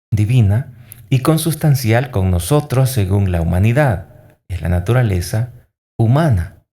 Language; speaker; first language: Spanish; native; Spanish